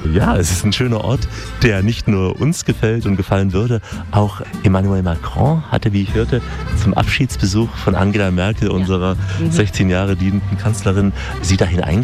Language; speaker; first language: German; native; German